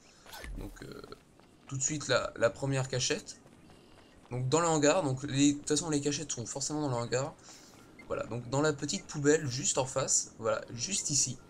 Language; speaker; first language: French; native; French